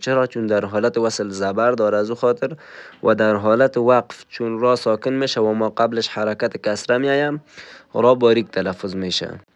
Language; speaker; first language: Persian; native; Persian